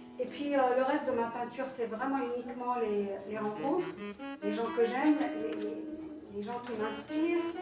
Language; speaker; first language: French; non-native, local second language; Arabic